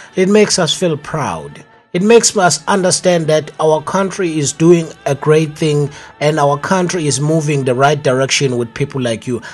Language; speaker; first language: English; non-native, local second language; Zulu